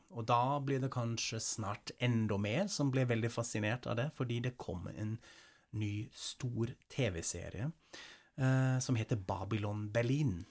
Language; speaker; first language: Norwegian; non-native, fluent; German